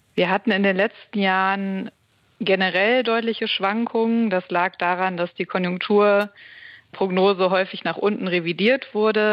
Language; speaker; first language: German; native; German